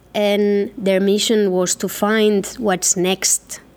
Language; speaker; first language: English; non-native, fluent; Catalan